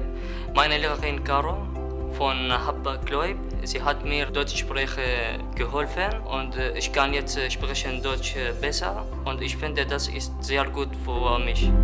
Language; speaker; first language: German; non-native, learner; Arabic